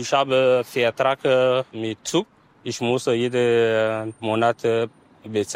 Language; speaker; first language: German; non-native, learner; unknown